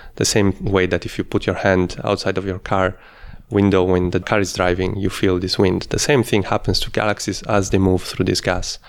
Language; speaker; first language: English; non-native, fluent; Italian